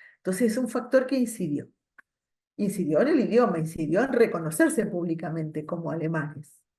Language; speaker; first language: Spanish; non-native, local second language; German